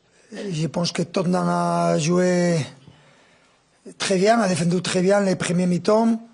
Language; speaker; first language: French; non-native, fluent; Spanish